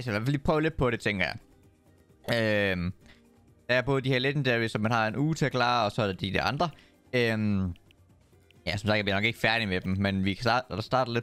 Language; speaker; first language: Danish; native; Danish